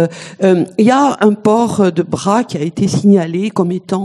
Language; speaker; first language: French; native; French